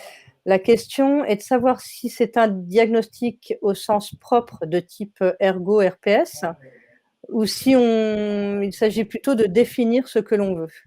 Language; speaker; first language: French; native; French